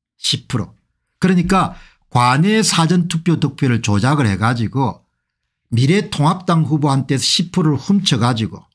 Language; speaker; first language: Korean; native; Korean